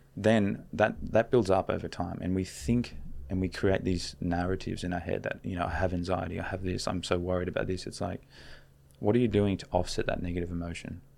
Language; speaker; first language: English; native; English